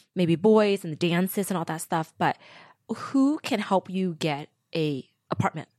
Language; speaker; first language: English; early bilingual, other home language; Vietnamese